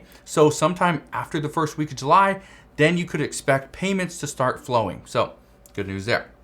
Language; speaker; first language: English; native; English